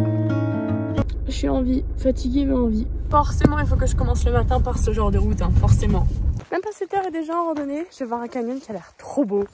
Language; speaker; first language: French; native; French